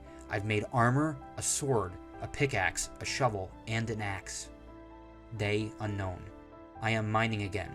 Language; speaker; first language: English; native; English